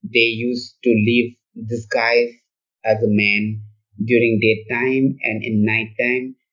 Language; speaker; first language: English; non-native, local second language; Manipuri